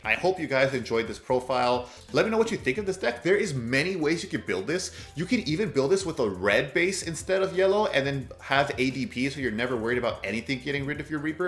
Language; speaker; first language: English; native; English